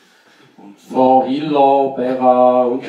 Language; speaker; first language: German; native; German